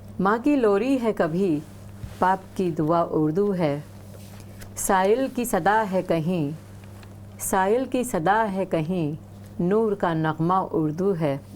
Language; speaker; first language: Urdu; native; Urdu